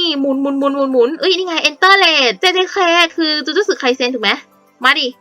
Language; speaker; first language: Thai; native; Thai